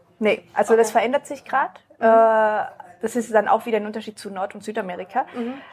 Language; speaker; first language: German; early bilingual, other home language; Spanish